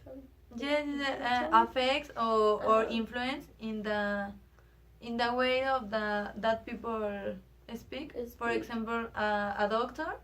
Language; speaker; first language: English; non-native, learner; Spanish